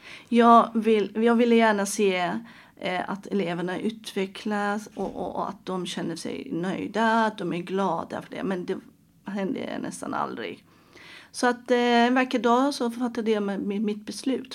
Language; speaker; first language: Swedish; non-native, fluent; Persian